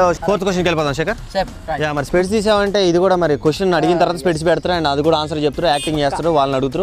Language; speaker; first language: Telugu; native; Telugu